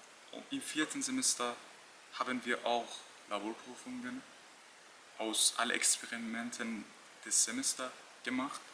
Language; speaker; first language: German; non-native, fluent; Persian